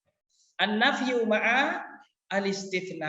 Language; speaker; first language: Arabic; non-native, fluent; Indonesian